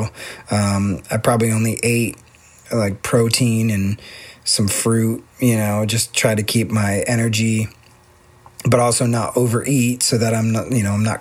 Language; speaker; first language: English; native; English